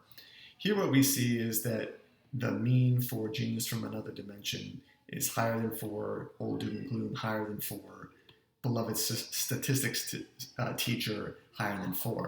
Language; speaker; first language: English; native; English